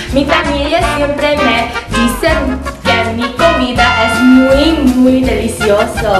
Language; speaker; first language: Spanish; non-native, learner; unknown